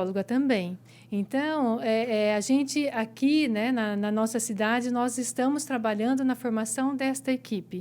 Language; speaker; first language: Portuguese; native; Portuguese